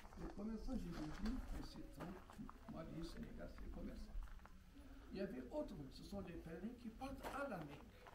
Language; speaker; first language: French; non-native, local second language; Arabic